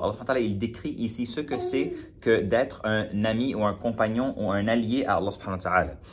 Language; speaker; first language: French; native; French